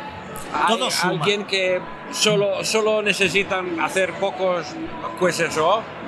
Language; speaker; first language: Spanish; non-native, fluent; Italian